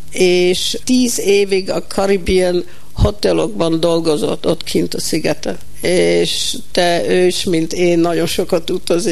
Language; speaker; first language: Hungarian; early bilingual, heritage; Hungarian